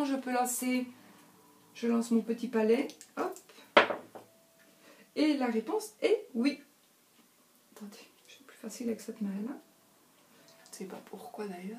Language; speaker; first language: French; native; French